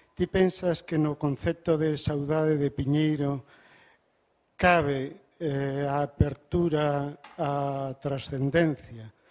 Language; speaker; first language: Galician; native; Galician